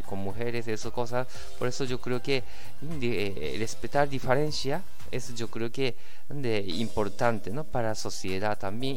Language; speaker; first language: Spanish; non-native, learner; Japanese